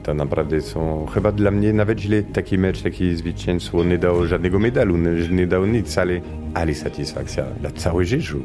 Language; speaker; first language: Polish; non-native, fluent; Italian